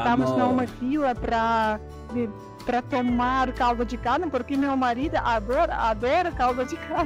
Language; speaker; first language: Portuguese; non-native, learner; Russian